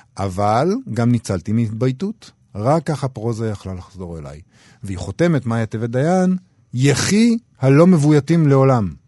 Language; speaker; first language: Hebrew; native; Hebrew